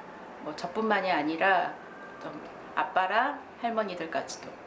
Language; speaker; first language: Korean; native; Korean